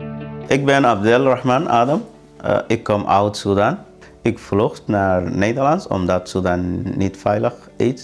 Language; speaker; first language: Dutch; non-native, learner; Arabic